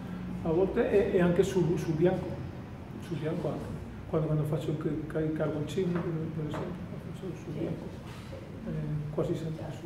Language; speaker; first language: Italian; non-native, fluent; Spanish